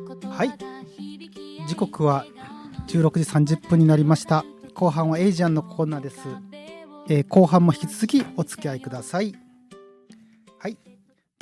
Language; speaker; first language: Japanese; native; Japanese